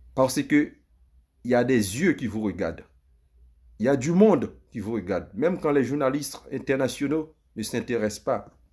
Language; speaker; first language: French; native; French